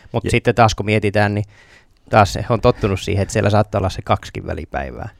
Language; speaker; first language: Finnish; native; Finnish